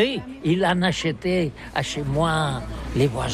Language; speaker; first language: French; non-native, learner; Catalan